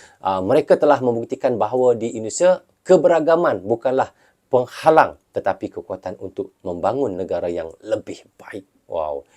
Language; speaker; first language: Malay; native; Malay